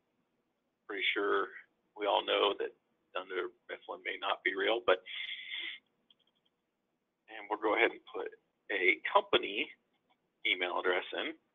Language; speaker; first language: English; native; English